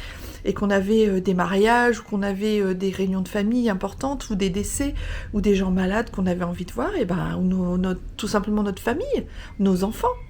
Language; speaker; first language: French; native; French